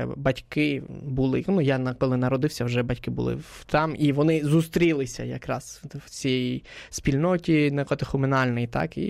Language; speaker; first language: Ukrainian; non-native, fluent; Spanish